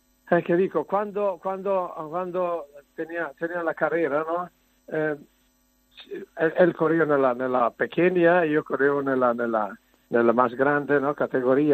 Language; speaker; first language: Spanish; non-native, learner; Italian